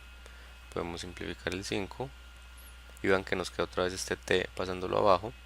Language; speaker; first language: Spanish; native; Spanish